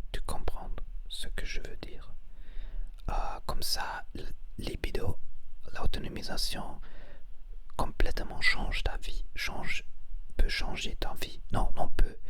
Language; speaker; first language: French; non-native, learner; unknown